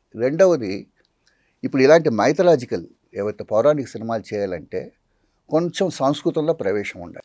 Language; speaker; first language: Telugu; non-native, local second language; Tamil